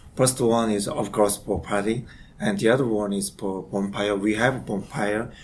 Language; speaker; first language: English; non-native, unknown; Korean